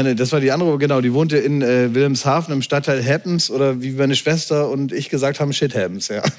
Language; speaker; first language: German; native; German